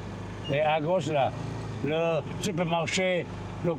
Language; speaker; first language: French; non-native, learner; Thai